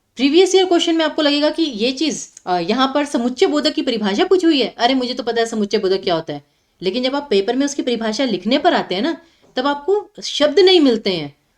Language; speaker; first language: Hindi; native; Hindi